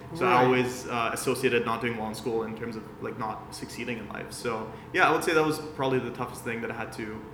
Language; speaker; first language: English; early bilingual, other home language; Persian